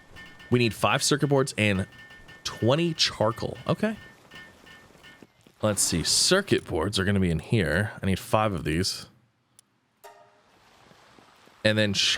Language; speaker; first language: English; native; English